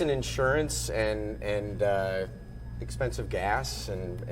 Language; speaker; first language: English; native; English